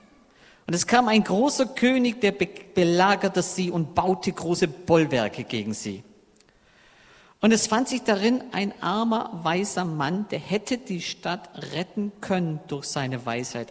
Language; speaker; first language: German; native; German